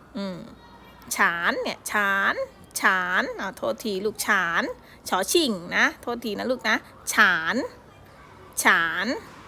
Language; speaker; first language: Thai; native; Thai